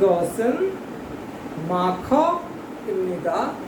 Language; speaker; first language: Korean; non-native, fluent; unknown